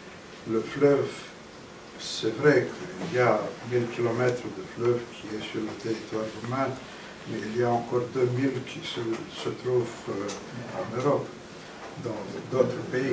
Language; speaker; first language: French; non-native, fluent; Romanian